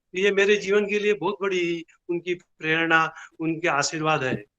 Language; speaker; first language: Hindi; non-native, local second language; Bangla